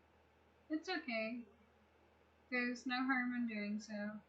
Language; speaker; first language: English; native; English